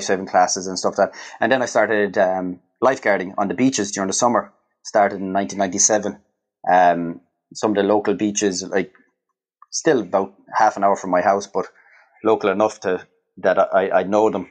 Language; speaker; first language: English; native; English